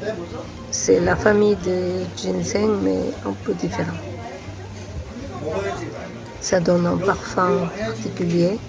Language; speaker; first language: French; non-native, fluent; Korean